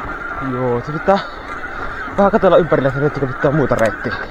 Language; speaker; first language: Finnish; native; Finnish